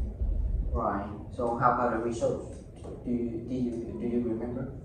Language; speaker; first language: English; non-native, learner; Vietnamese